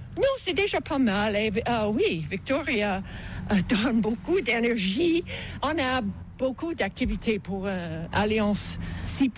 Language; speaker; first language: French; non-native, fluent; English